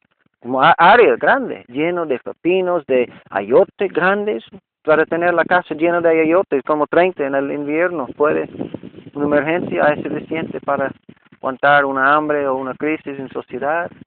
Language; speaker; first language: Spanish; non-native, learner; English